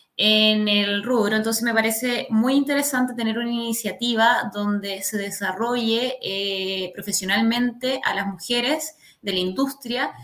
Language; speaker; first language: Spanish; native; Spanish